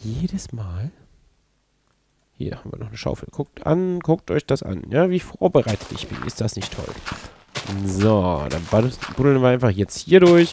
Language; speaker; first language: German; native; German